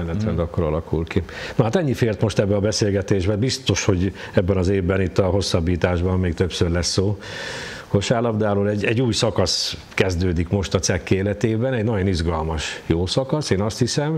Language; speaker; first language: Hungarian; native; Hungarian